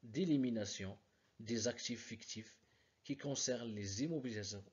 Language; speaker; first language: French; non-native, local second language; Arabic